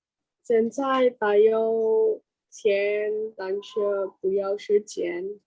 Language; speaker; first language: Chinese; non-native, learner; Indonesian